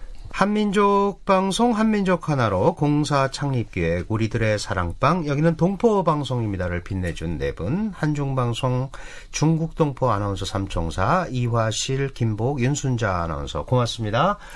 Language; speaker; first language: Korean; native; Korean